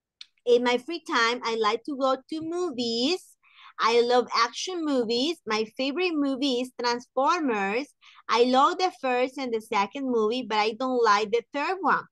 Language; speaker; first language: English; non-native, fluent; Spanish